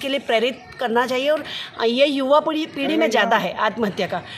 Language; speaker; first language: Hindi; native; Hindi